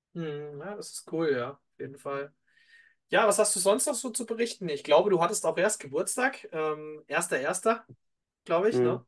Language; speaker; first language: German; native; German